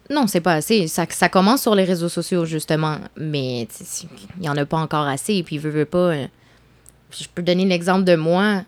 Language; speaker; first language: French; native; French